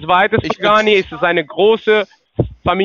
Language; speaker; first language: German; non-native, learner; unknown